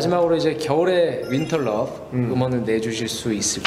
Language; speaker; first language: Korean; native; Korean